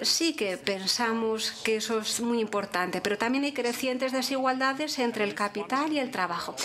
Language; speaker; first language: Spanish; non-native, fluent; English